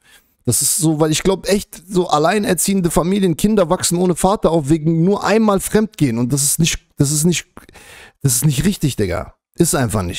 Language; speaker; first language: German; native; German